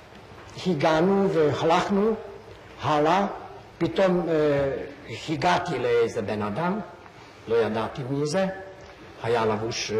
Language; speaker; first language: Hebrew; non-native, fluent; Hungarian